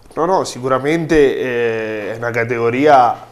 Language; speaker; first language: Italian; native; Italian